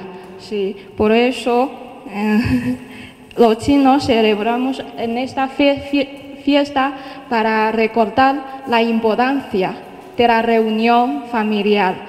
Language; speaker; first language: Spanish; non-native, fluent; Chinese